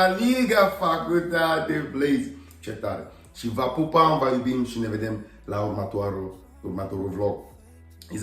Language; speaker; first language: Romanian; non-native, learner; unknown